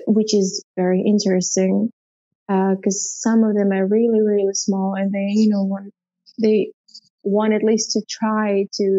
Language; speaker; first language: English; non-native, fluent; Russian